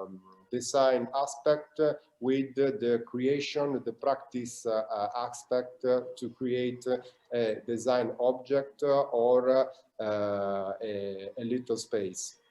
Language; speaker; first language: English; non-native, learner; Italian